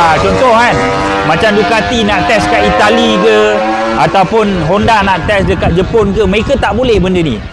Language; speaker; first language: Malay; native; Malay